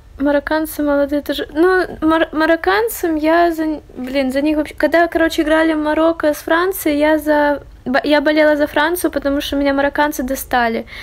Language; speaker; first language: Russian; native; Russian